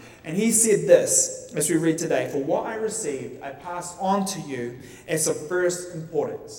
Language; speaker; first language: English; native; English